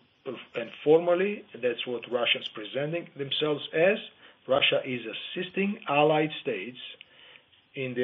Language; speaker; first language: English; non-native, fluent; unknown